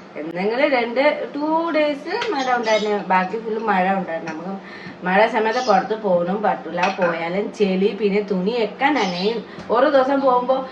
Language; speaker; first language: Malayalam; non-native, learner; Nepali